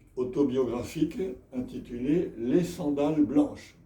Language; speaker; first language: French; native; French